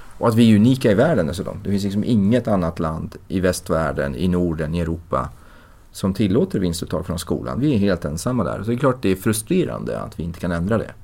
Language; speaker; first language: Swedish; early bilingual, other home language; Persian